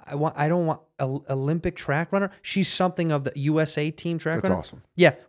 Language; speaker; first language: English; native; English